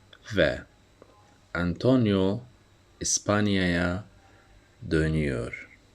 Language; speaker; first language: Turkish; non-native, learner; Central Kurdish